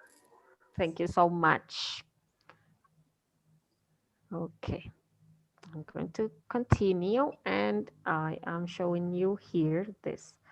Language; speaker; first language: English; non-native, fluent; Spanish